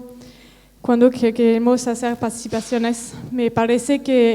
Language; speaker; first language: Spanish; non-native, learner; French